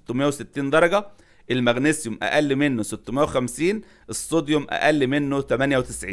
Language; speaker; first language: Arabic; native; Arabic